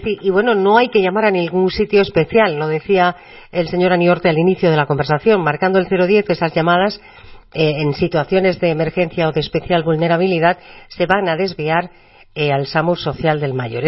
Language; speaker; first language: Spanish; native; Spanish